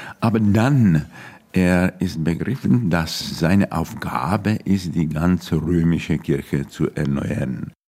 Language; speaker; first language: German; non-native, fluent; Czech